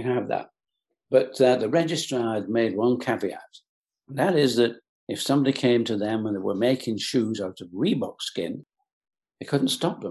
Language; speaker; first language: English; native; English